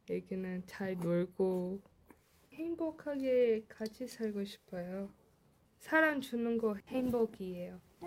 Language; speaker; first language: Korean; non-native, learner; Portuguese